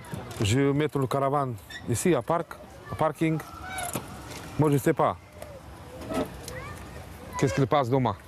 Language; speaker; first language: French; non-native, learner; Romanian